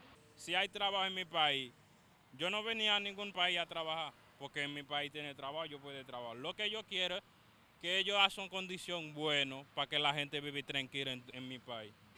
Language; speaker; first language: Spanish; non-native, learner; Haitian Creole